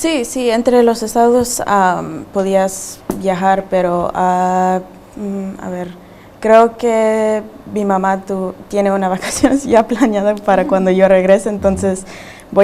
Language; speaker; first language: Spanish; early bilingual, heritage; Spanish